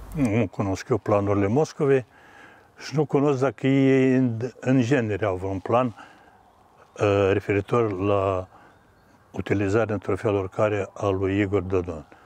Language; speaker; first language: Romanian; native; Romanian